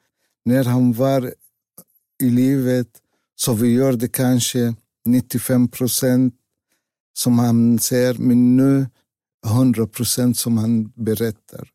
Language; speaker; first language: Swedish; non-native, learner; Arabic